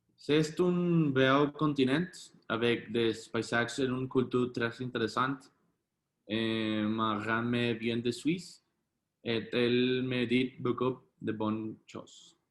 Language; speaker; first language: French; non-native, learner; Spanish